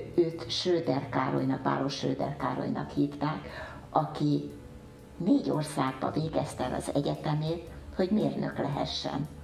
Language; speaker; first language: Hungarian; early bilingual, heritage; Hungarian